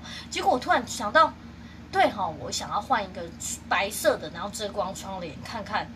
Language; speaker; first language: Chinese; native; Chinese